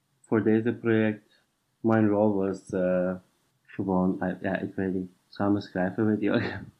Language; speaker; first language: Dutch; non-native, fluent; English